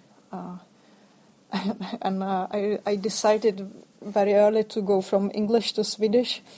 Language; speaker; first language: English; non-native, fluent; Czech